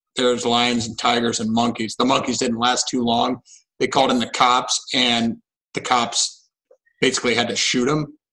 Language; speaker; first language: English; native; English